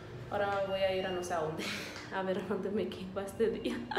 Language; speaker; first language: Spanish; early bilingual, heritage; Spanish